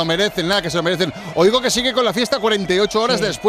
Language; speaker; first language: Spanish; native; Spanish